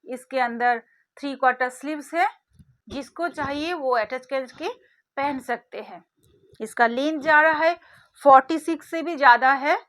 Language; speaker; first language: Hindi; non-native, local second language; Bangla